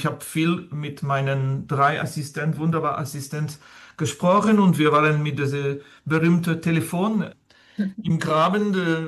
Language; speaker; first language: German; non-native, fluent; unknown